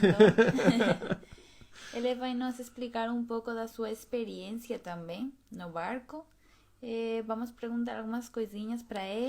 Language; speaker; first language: Portuguese; non-native, fluent; Spanish